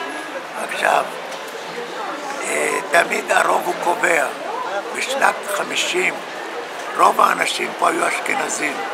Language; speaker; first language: Hebrew; early bilingual, other home language; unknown